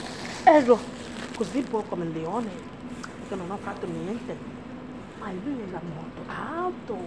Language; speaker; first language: Italian; non-native, learner; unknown